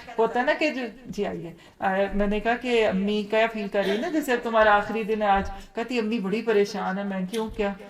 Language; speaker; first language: Urdu; native; Urdu